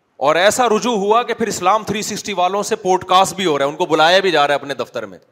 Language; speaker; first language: Urdu; native; Urdu